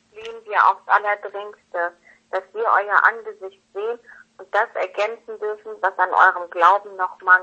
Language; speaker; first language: German; native; German